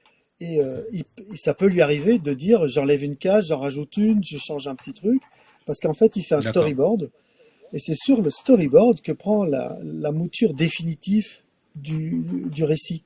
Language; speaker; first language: French; native; French